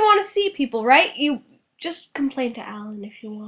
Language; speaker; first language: English; native; English